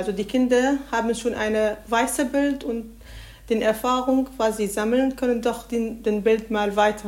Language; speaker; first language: German; non-native, learner; Arabic